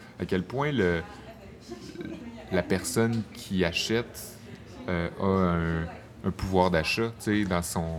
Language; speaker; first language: French; native; French